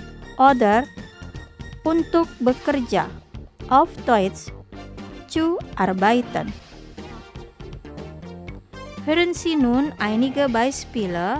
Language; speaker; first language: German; non-native, fluent; Indonesian